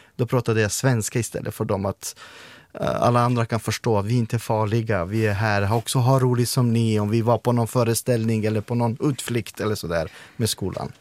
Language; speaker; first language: Swedish; non-native, fluent; Romany